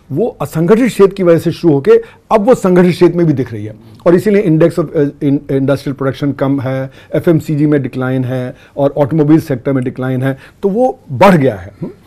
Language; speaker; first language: Hindi; native; Hindi